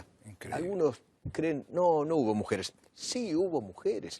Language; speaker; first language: Spanish; native; Spanish